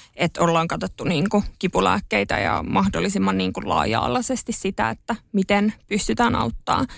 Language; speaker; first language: Finnish; native; Finnish